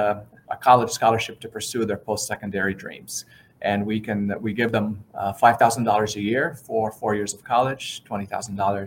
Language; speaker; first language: English; non-native, fluent; Arabic